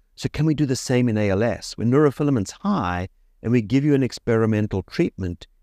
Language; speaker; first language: English; native; English